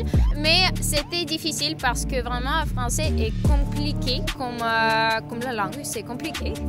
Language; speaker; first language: French; non-native, fluent; Ukrainian